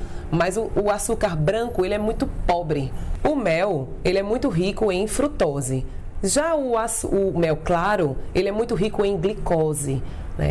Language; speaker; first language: Portuguese; native; Portuguese